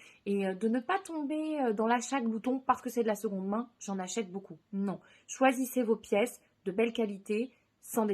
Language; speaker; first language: French; native; French